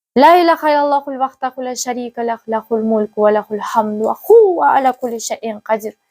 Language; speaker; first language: Russian; non-native, local second language; Kazakh